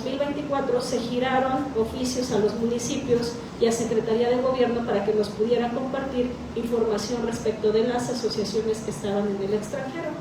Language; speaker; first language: Spanish; native; Spanish